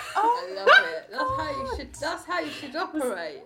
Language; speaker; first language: English; native; English